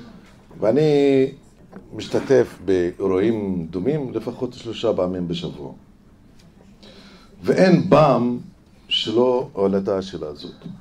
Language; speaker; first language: Hebrew; non-native, fluent; Arabic